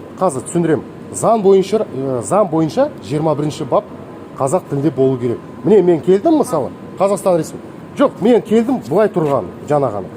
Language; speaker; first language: Kazakh; non-native, local second language; Russian